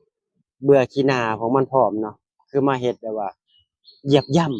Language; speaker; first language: Thai; non-native, local second language; Northeastern Thai